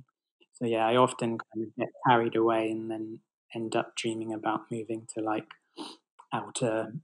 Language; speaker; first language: English; native; English